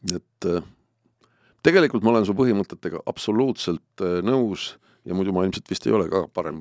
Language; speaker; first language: Estonian; native; Estonian